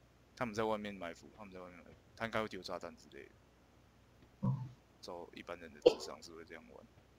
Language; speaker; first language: Chinese; native; Chinese